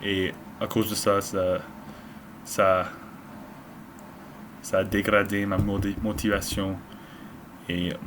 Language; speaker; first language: French; non-native, learner; English